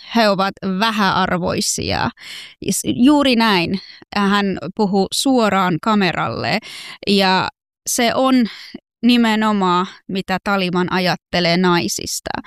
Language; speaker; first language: Finnish; non-native, fluent; Persian